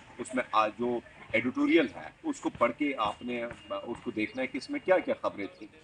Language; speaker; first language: Urdu; non-native, local second language; Pashto